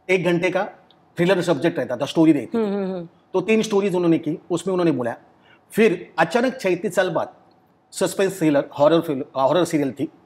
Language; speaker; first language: Hindi; non-native, local second language; Marathi